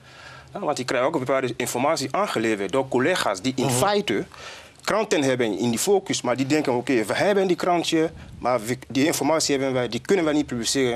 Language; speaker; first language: Dutch; non-native, fluent; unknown